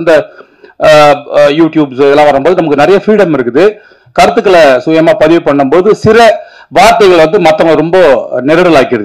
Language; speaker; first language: Tamil; native; Tamil